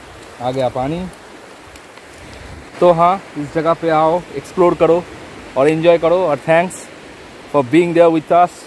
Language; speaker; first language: Hindi; non-native, local second language; Bangla